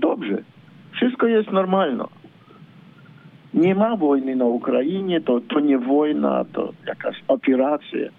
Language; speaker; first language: Polish; non-native, learner; Ukrainian